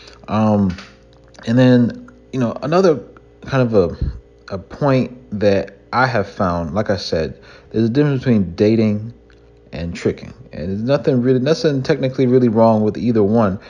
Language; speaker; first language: English; native; English